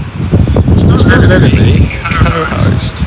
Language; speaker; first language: English; native; English